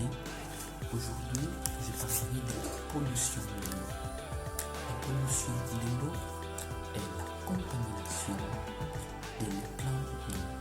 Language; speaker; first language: French; non-native, learner; Italian